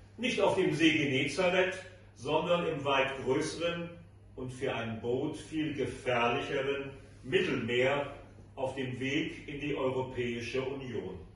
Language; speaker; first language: German; native; German